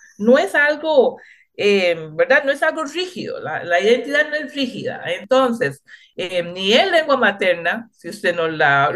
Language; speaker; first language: Spanish; non-native, local second language; Jamaican Creole English